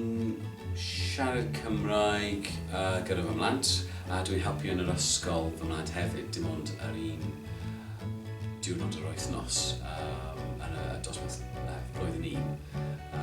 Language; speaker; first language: Welsh; non-native, local second language; English